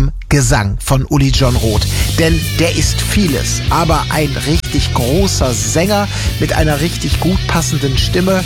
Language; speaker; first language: German; native; German